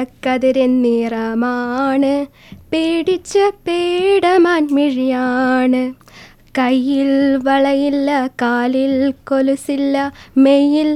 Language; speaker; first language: Malayalam; early bilingual, heritage; Malayalam